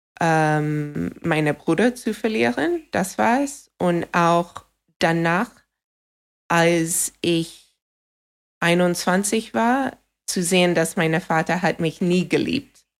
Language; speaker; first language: German; non-native, fluent; English